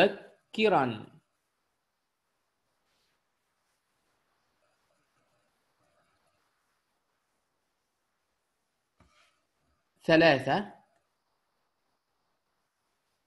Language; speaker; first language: Arabic; non-native, fluent; Indonesian